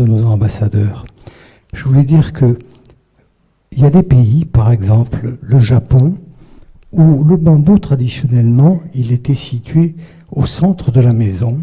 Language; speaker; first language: French; native; French